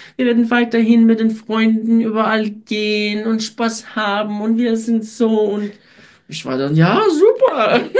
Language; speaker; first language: German; non-native, fluent; Russian